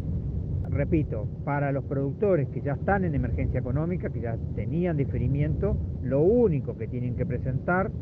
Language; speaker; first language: Spanish; native; Spanish